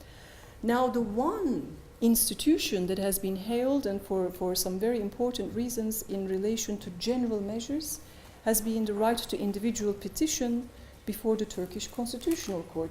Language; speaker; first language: English; non-native, fluent; Turkish